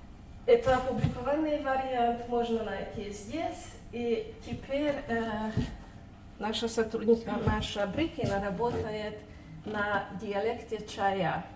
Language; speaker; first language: Russian; non-native, fluent; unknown